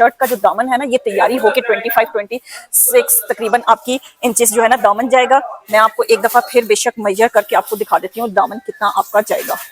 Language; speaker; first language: Urdu; non-native, local second language; Punjabi